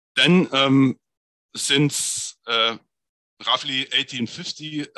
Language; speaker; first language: English; non-native, fluent; German